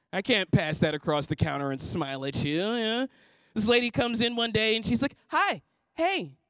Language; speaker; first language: English; native; English